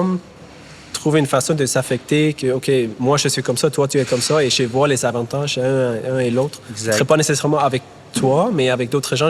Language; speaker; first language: French; non-native, fluent; German